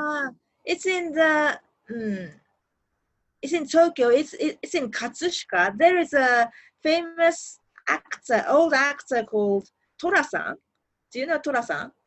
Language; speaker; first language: English; non-native, learner; Japanese